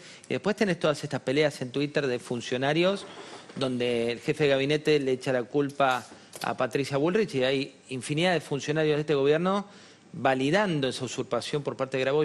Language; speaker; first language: Spanish; native; Spanish